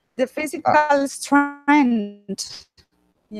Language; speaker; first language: English; non-native, fluent; Spanish